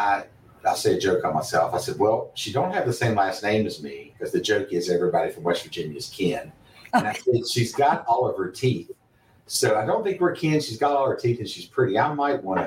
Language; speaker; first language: English; native; English